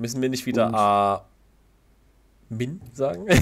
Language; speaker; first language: German; native; German